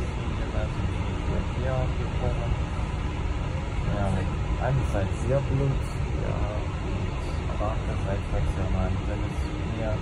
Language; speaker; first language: German; non-native, learner; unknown